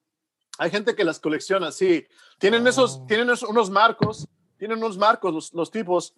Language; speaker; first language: Spanish; early bilingual, heritage; Spanish